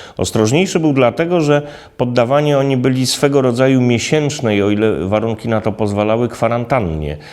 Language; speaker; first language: Polish; native; Polish